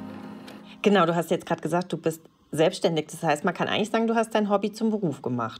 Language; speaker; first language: German; native; German